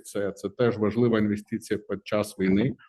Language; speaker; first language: Ukrainian; non-native, fluent; Lithuanian